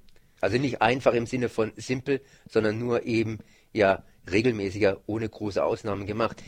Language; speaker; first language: German; native; German